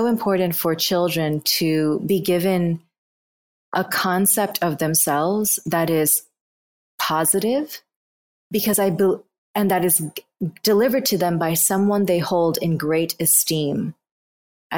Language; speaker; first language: English; non-native, local second language; Bangla